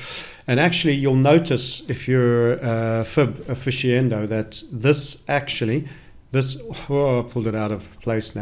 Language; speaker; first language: English; native; English